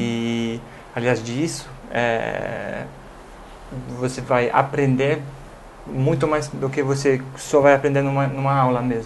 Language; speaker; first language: Portuguese; non-native, fluent; English